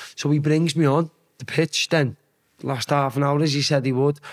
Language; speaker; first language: English; native; English